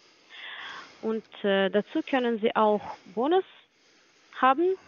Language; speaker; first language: German; non-native, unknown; Polish